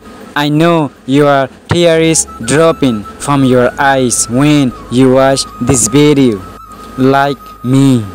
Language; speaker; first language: English; non-native, local second language; Rohingya